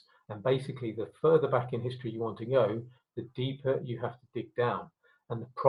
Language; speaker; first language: English; native; English